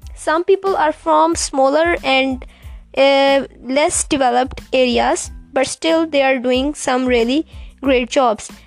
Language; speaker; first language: English; non-native, local second language; Punjabi